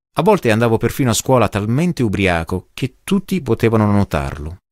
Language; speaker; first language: Italian; non-native, fluent; English